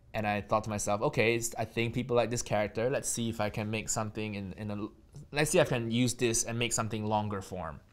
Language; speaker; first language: English; non-native, local second language; Chinese